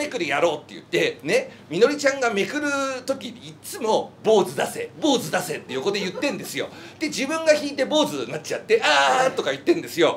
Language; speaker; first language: Japanese; native; Japanese